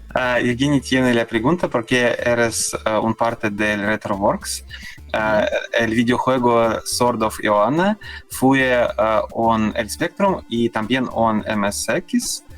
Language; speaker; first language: Spanish; non-native, learner; Russian